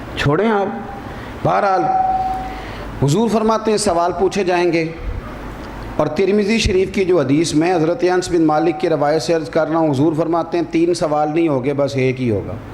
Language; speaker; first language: Urdu; non-native, local second language; Punjabi